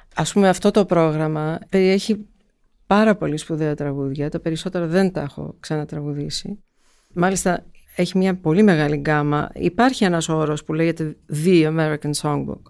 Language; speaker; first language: Greek; early bilingual, heritage; Greek